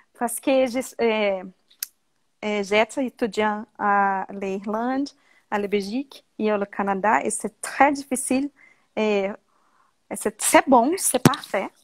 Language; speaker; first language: French; non-native, learner; Portuguese